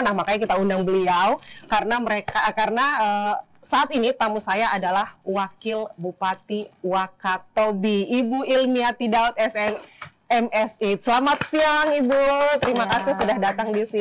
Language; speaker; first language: Indonesian; native; Indonesian